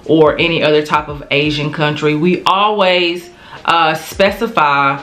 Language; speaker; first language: English; native; English